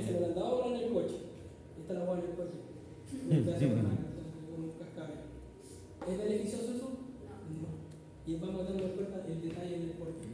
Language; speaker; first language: Spanish; native; Spanish